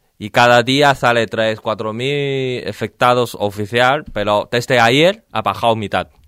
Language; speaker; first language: Spanish; non-native, learner; Chinese